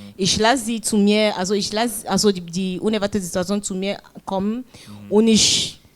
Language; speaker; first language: German; non-native, fluent; French